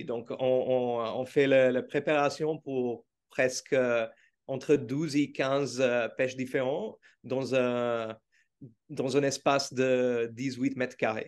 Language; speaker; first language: French; non-native, fluent; Portuguese